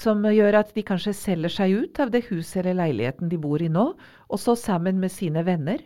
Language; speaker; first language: Norwegian; non-native, fluent; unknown